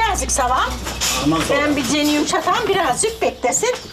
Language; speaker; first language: Turkish; native; Turkish